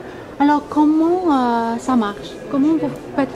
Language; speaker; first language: French; non-native, learner; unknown